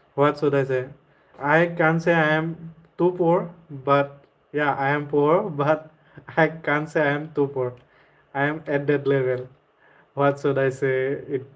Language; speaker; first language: English; non-native, local second language; Assamese